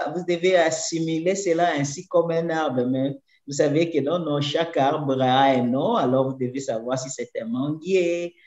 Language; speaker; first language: French; native; French